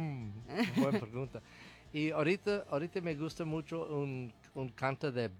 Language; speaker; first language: Spanish; non-native, learner; English